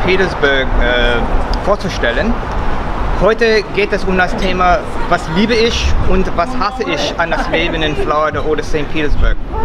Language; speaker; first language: German; non-native, fluent; English